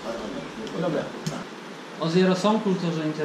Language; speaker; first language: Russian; non-native, learner; Polish